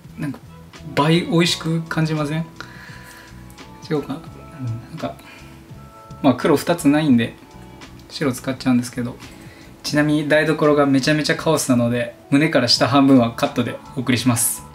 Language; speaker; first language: Japanese; native; Japanese